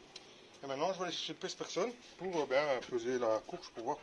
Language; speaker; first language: French; native; French